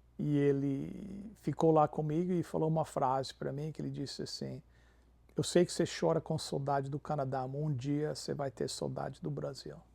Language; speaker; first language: Portuguese; non-native, fluent; English